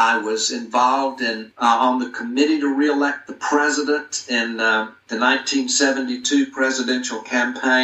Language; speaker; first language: English; native; English